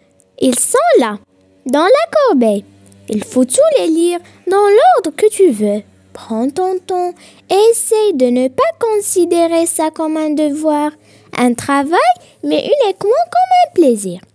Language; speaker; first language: French; non-native, local second language; Arabic